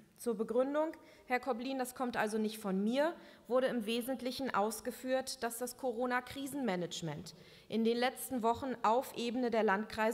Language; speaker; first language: German; native; German